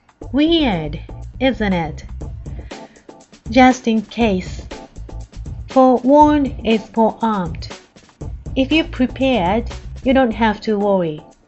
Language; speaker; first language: English; non-native, fluent; Japanese